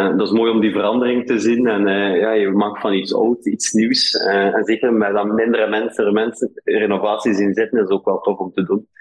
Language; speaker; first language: Dutch; native; Dutch